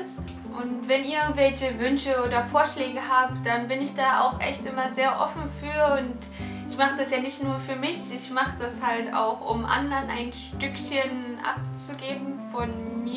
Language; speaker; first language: German; native; German